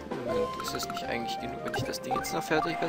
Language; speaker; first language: German; native; German